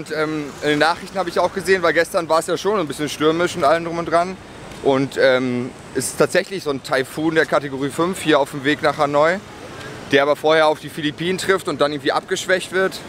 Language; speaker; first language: German; native; German